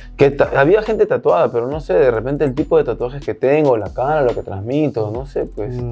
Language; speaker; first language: Spanish; early bilingual, heritage; Spanish